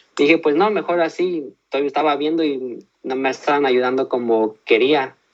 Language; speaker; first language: Spanish; early bilingual, heritage; Spanish